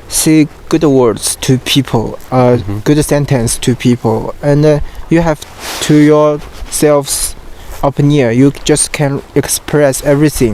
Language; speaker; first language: English; non-native, learner; Chinese